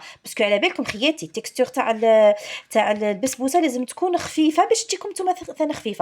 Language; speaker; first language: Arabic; native; Arabic